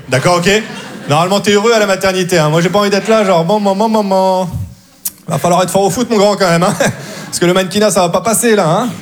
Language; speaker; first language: French; native; French